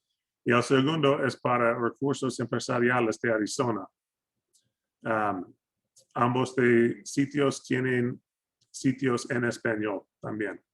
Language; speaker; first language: Spanish; non-native, fluent; English